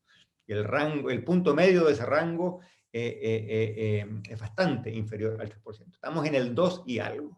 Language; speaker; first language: Spanish; native; Spanish